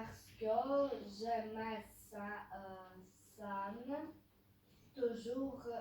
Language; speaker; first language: French; non-native, learner; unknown